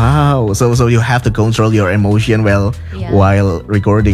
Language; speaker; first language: English; non-native, fluent; Indonesian